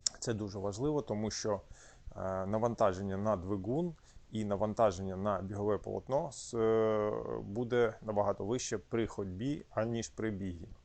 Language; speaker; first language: Ukrainian; non-native, local second language; Russian